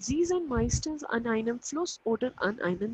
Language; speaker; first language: German; non-native, fluent; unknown